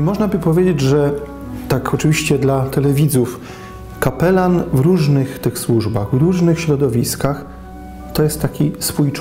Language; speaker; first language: Polish; native; Polish